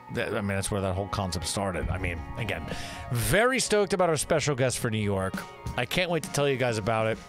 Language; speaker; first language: English; native; English